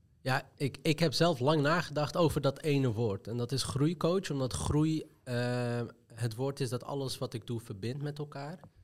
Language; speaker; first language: Dutch; early bilingual, other home language; Arabic